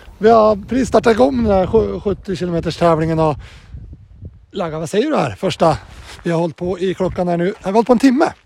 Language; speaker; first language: Swedish; native; Swedish